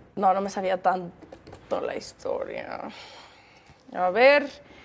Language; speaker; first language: Spanish; native; Spanish